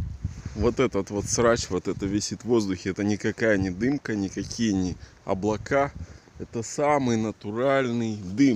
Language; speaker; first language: Russian; native; Russian